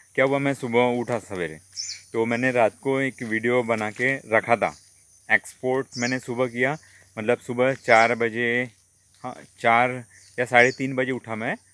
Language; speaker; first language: Hindi; non-native, local second language; Marathi